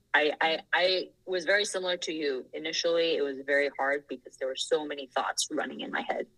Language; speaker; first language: English; non-native, fluent; Thai